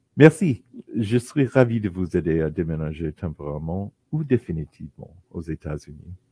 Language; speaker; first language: French; non-native, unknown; English